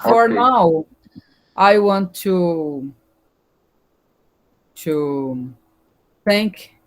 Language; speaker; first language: English; non-native, learner; Portuguese